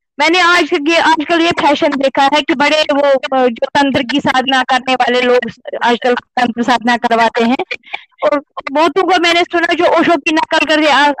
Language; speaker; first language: Hindi; non-native, local second language; Kashmiri